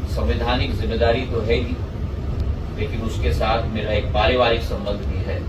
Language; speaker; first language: Hindi; native; Hindi